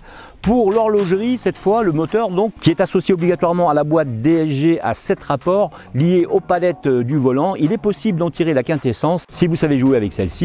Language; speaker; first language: French; native; French